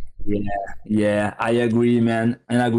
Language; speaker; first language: English; non-native, learner; Portuguese